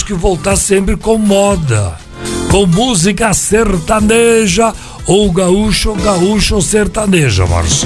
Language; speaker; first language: Portuguese; native; Portuguese